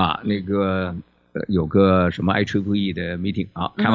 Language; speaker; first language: Chinese; native; Chinese